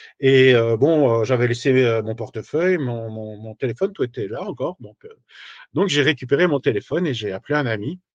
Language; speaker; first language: French; native; French